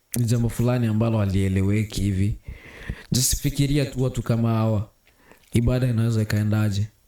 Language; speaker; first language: Swahili; native; Swahili